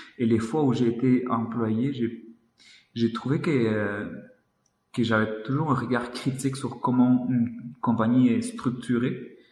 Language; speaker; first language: French; non-native, fluent; Spanish